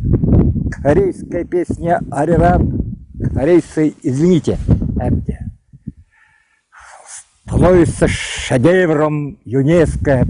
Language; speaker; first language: Russian; non-native, local second language; Yakut